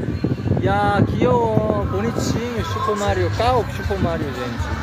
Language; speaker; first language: Portuguese; non-native, learner; Korean